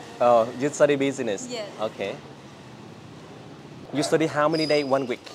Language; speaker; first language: English; non-native, learner; Vietnamese